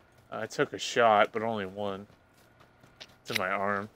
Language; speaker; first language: English; native; English